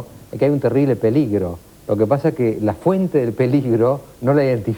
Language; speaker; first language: Spanish; native; Spanish